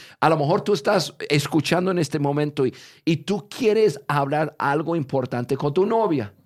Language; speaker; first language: Spanish; non-native, fluent; English